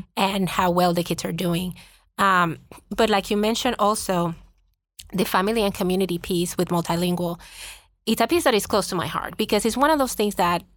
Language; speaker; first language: English; non-native, fluent; Spanish